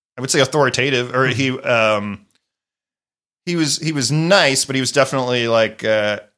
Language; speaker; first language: English; native; English